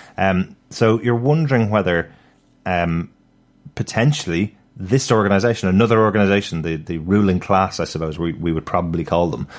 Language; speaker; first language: English; native; English